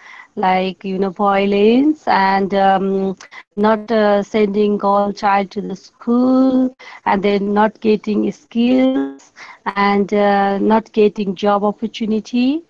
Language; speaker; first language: English; non-native, learner; Nepali